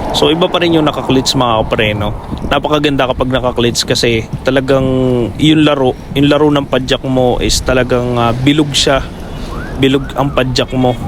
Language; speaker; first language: Filipino; native; Filipino